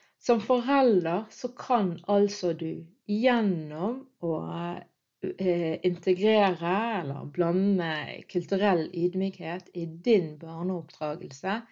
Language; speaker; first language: Norwegian; early bilingual, other home language; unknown